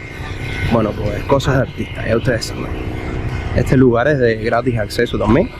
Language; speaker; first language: Spanish; native; Spanish